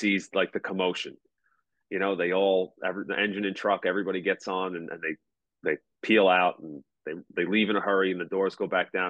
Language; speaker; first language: English; native; English